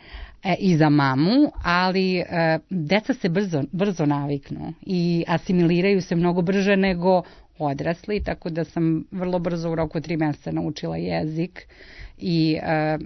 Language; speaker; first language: Serbian; early bilingual, heritage; Serbian